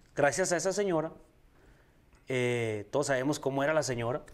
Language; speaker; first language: Spanish; native; Spanish